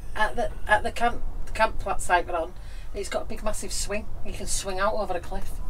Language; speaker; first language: English; native; English